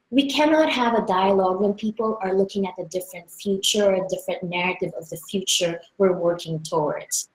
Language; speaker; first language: English; non-native, local second language; Filipino